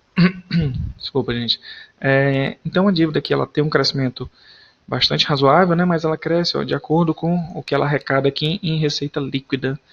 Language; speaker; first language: Portuguese; native; Portuguese